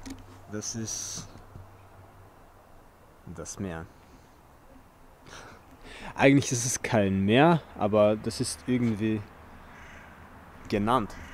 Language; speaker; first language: German; early bilingual, other home language; Chechen